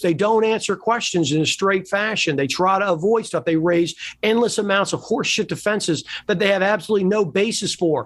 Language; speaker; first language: English; native; English